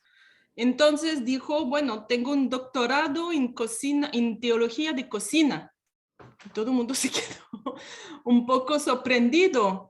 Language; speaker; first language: Spanish; non-native, fluent; French